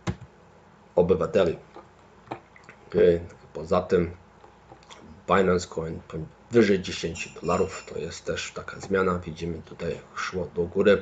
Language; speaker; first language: Polish; early bilingual, heritage; Polish